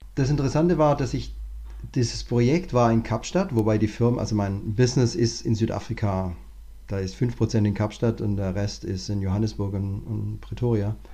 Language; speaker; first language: German; native; German